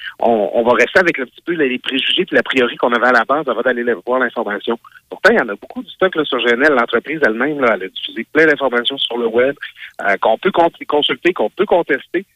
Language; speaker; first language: French; native; French